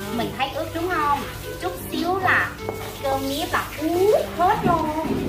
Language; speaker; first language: Vietnamese; non-native, learner; Thai